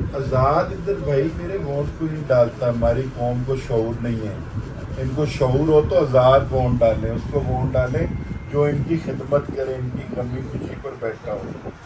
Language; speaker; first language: Urdu; non-native, local second language; Punjabi